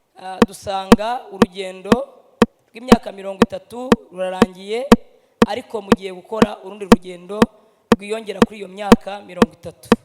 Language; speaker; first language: Kinyarwanda; native; Kinyarwanda